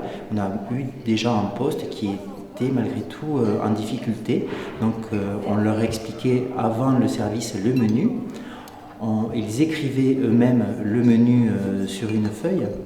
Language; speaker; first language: French; native; French